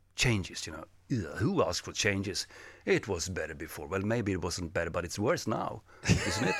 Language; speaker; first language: English; non-native, fluent; Swedish